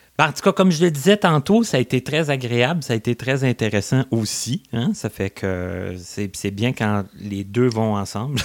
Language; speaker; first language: French; native; French